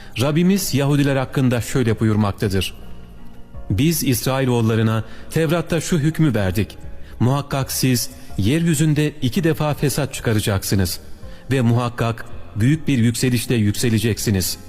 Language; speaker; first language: Turkish; native; Turkish